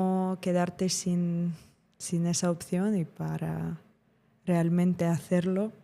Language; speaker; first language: Spanish; non-native, fluent; Ukrainian